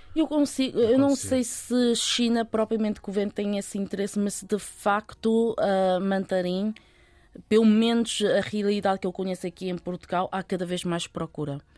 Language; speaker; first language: Portuguese; early bilingual, other home language; Chinese